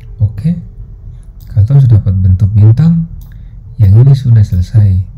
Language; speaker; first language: Indonesian; native; Indonesian